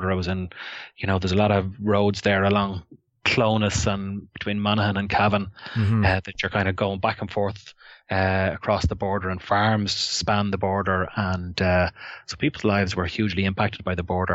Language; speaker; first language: English; native; English